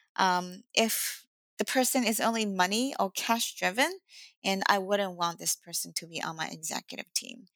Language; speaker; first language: English; non-native, fluent; Chinese